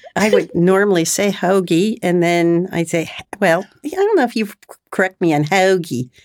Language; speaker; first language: English; native; English